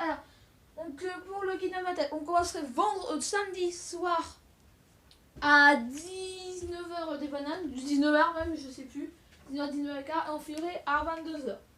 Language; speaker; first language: French; native; French